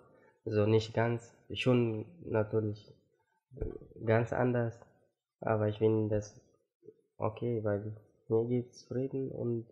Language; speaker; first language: German; non-native, fluent; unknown